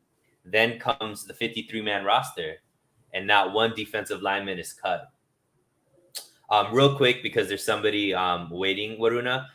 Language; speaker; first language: English; native; English